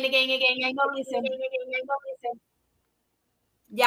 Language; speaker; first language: English; non-native, learner; Spanish